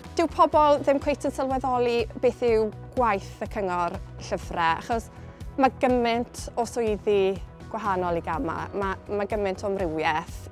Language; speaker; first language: Welsh; native; Welsh